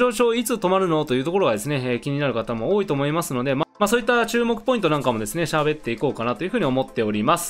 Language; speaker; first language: Japanese; native; Japanese